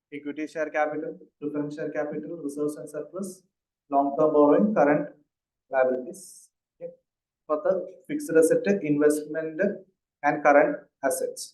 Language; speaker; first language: English; non-native, local second language; Malayalam